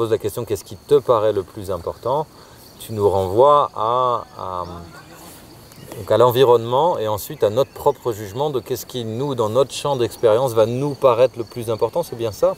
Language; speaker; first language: French; native; French